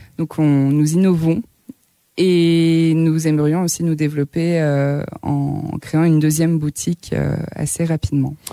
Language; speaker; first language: French; native; French